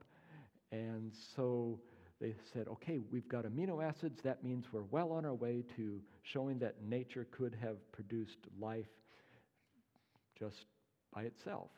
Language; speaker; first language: English; native; English